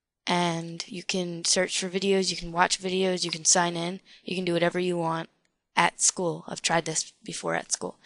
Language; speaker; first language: English; native; English